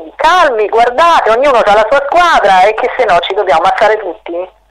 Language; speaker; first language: Italian; native; Italian